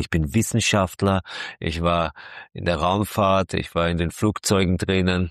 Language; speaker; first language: German; native; German